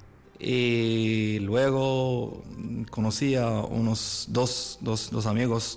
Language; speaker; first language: Spanish; non-native, learner; Arabic